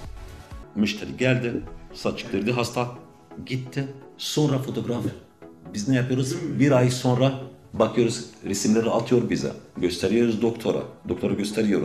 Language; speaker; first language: Turkish; non-native, learner; Arabic